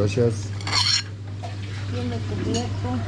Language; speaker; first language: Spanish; non-native, learner; Korean